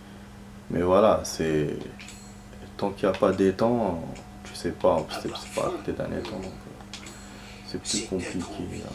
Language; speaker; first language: French; native; French